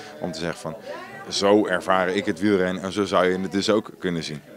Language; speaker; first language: Dutch; native; Dutch